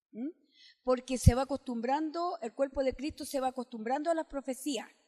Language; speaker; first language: Spanish; native; Spanish